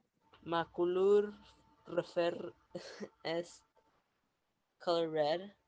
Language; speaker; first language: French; non-native, learner; English